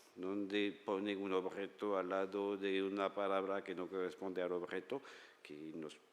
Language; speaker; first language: Spanish; non-native, fluent; French